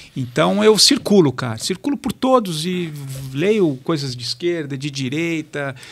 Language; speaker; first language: Portuguese; native; Portuguese